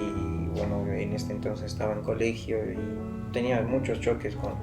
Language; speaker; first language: Spanish; non-native, fluent; Persian